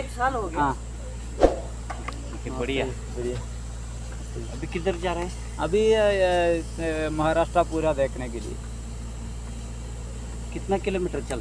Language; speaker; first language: Hindi; non-native, local second language; Malayalam